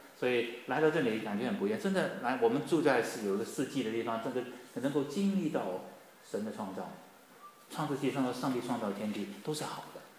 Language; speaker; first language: Chinese; native; Chinese